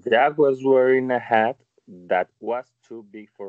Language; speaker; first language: English; non-native, learner; Spanish